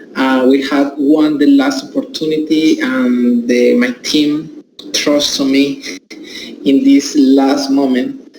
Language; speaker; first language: English; non-native, learner; Spanish